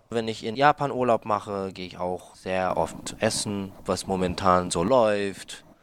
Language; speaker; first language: German; non-native, fluent; Japanese